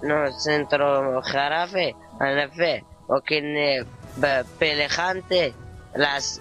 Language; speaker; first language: Spanish; non-native, learner; Arabic